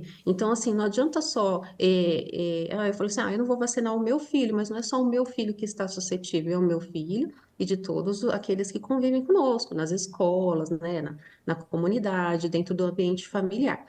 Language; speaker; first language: Portuguese; native; Portuguese